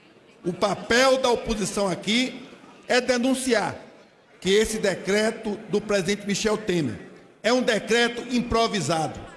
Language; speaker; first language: Portuguese; native; Portuguese